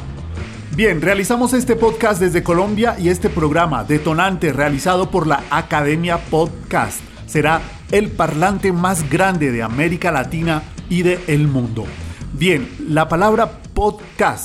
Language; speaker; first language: Spanish; native; Spanish